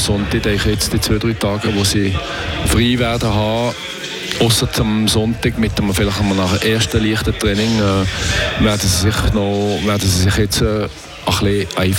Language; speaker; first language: German; native; German